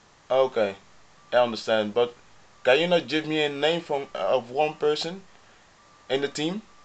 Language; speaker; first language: English; non-native, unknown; Dutch